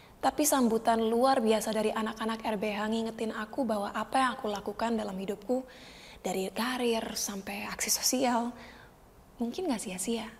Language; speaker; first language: Indonesian; non-native, local second language; English